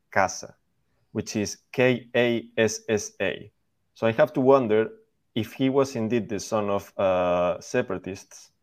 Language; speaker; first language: English; non-native, fluent; Spanish